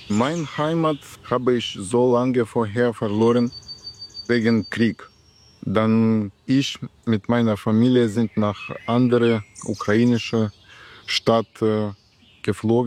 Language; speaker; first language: German; non-native, learner; Russian